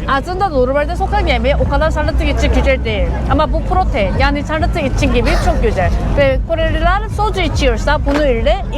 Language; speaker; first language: Turkish; non-native, learner; Korean